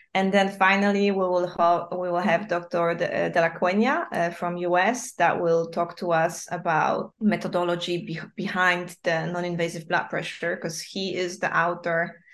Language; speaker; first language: English; non-native, fluent; Polish